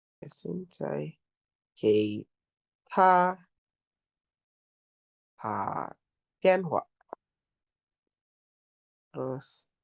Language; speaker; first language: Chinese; non-native, learner; Indonesian